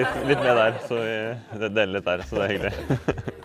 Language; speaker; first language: Norwegian; native; Norwegian